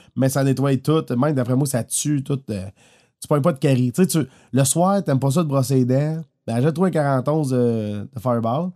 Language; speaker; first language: French; native; French